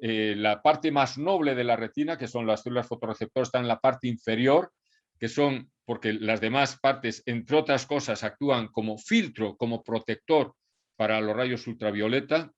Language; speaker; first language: Spanish; native; Spanish